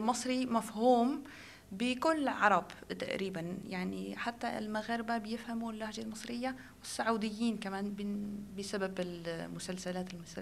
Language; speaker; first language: Arabic; non-native, fluent; Dutch